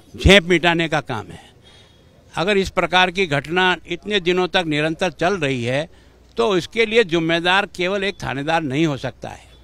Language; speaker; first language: Hindi; native; Hindi